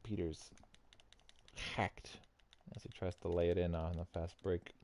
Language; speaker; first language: English; native; English